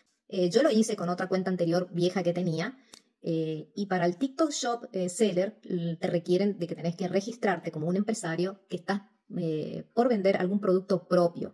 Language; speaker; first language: Spanish; native; Spanish